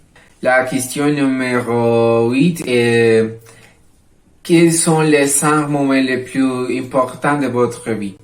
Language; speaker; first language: French; non-native, learner; Spanish